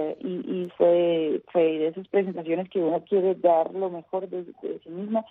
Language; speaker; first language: Spanish; non-native, fluent; Dutch